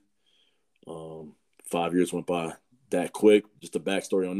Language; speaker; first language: English; native; English